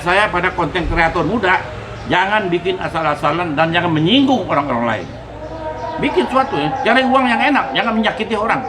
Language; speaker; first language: Indonesian; native; Indonesian